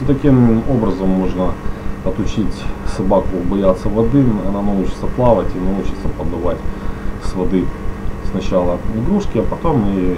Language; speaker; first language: Russian; native; Russian